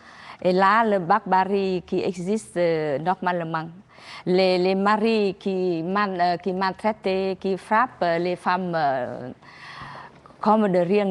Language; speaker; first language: French; non-native, learner; Vietnamese